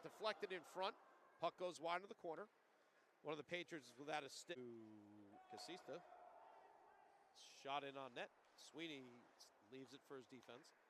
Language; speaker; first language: English; native; English